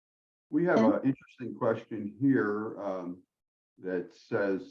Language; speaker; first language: English; native; English